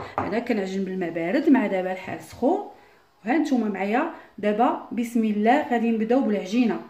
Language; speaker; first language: Arabic; early bilingual, heritage; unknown